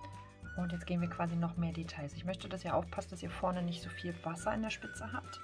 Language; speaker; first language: German; native; German